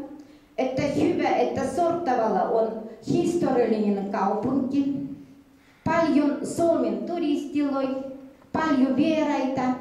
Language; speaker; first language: Finnish; early bilingual, heritage; Finnish